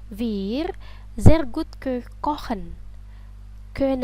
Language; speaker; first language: German; non-native, fluent; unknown